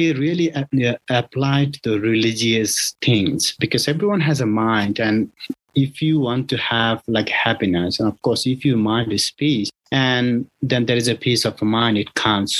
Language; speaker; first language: English; non-native, local second language; Bangla